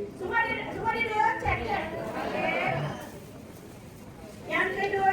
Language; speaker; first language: Malay; native; Malay